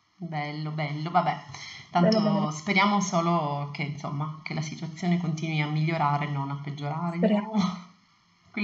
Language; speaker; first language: Italian; native; Italian